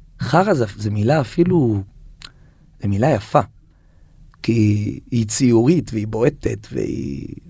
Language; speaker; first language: Hebrew; native; Hebrew